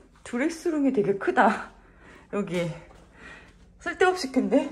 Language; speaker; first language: Korean; native; Korean